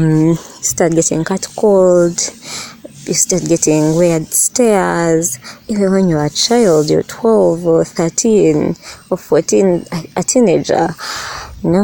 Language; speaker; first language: English; non-native, local second language; Ganda